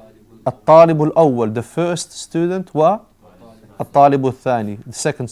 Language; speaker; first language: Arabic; non-native, fluent; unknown